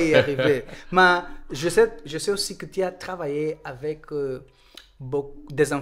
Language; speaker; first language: French; non-native, fluent; Portuguese